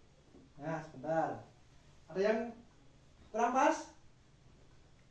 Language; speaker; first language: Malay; non-native, local second language; Javanese